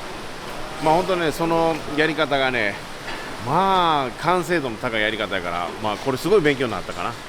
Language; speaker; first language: Japanese; native; Japanese